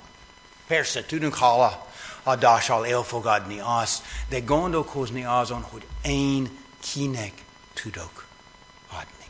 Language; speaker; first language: Hungarian; non-native, fluent; English